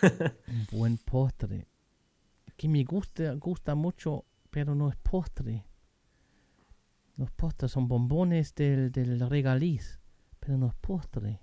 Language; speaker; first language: Spanish; non-native, learner; German